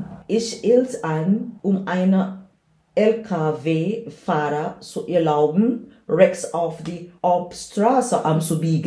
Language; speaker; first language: German; non-native, learner; English